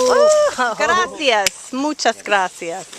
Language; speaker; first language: Spanish; non-native, learner; English